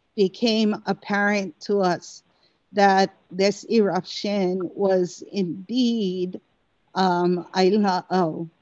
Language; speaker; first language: English; native; English